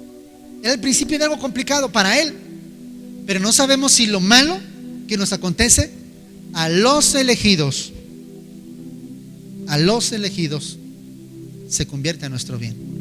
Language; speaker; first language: Spanish; native; Spanish